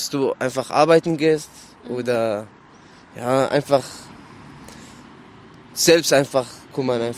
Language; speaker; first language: German; non-native, learner; Arabic